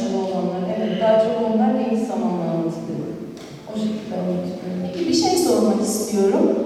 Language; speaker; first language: Turkish; native; Turkish